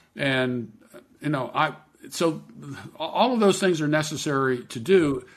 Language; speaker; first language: English; native; English